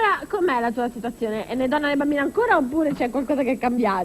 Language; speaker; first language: Italian; native; Italian